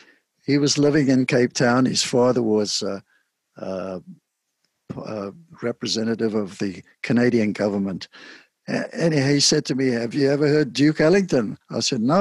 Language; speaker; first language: English; native; English